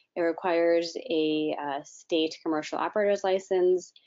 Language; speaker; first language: English; native; English